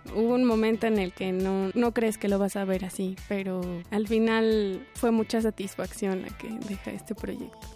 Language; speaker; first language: Spanish; native; Spanish